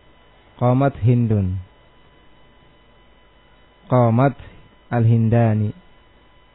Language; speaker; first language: Arabic; non-native, fluent; Indonesian